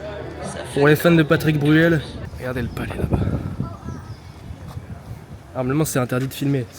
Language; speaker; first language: French; native; French